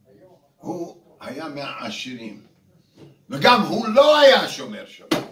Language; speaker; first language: Hebrew; non-native, fluent; English